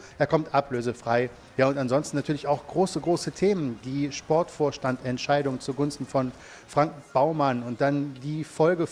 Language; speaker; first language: German; native; German